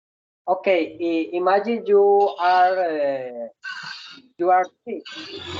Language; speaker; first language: English; non-native, learner; Spanish